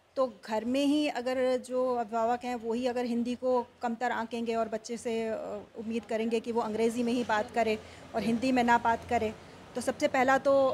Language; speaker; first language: Hindi; native; Hindi